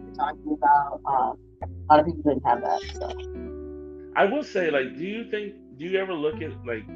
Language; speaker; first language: English; native; English